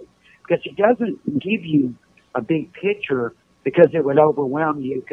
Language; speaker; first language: English; native; English